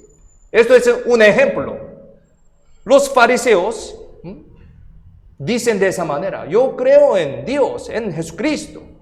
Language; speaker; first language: Spanish; non-native, fluent; Korean